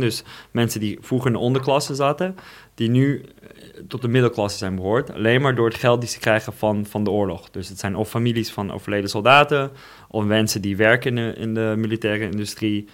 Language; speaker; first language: Dutch; non-native, fluent; Russian